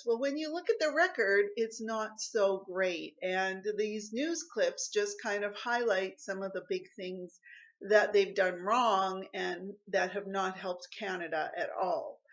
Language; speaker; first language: English; native; English